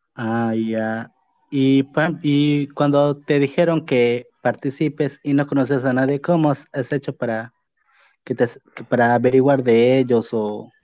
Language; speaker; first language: Spanish; native; Spanish